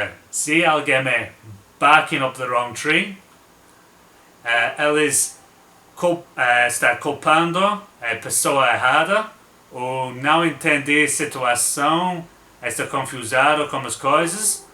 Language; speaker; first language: Portuguese; non-native, learner; English